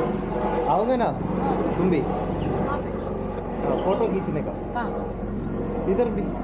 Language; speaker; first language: Hindi; non-native, local second language; Malayalam